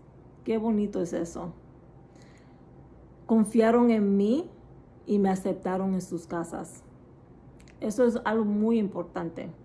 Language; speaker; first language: Spanish; early bilingual, heritage; Spanish